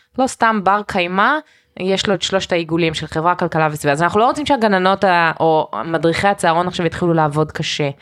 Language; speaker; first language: Hebrew; early bilingual, heritage; Hebrew